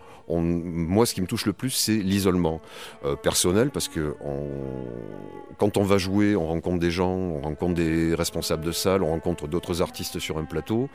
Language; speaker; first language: French; native; French